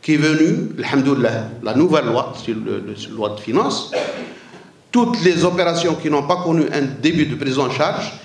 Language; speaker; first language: French; non-native, local second language; Arabic